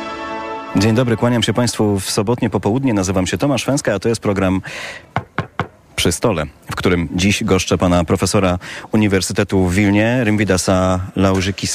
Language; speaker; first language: Polish; native; Polish